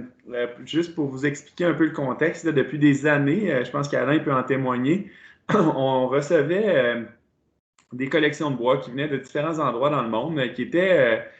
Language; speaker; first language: French; native; French